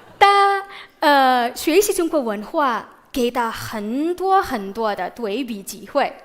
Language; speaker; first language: Chinese; non-native, fluent; Indonesian